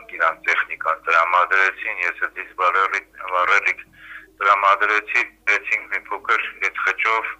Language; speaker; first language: Armenian; native; Armenian